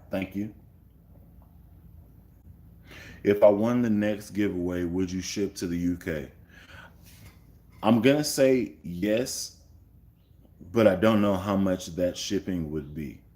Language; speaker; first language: English; native; English